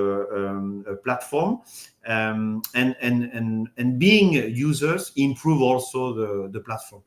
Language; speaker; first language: English; non-native, fluent; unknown